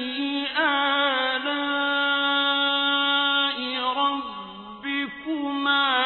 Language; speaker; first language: Arabic; native; Arabic